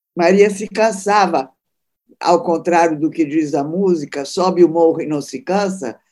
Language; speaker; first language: Portuguese; early bilingual, other home language; Italian